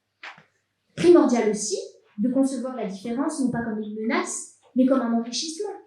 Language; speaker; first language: French; native; French